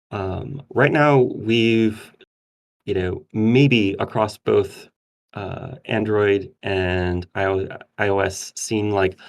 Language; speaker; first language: English; native; English